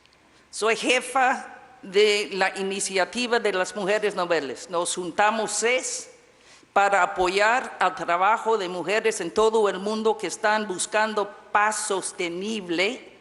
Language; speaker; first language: Spanish; non-native, fluent; English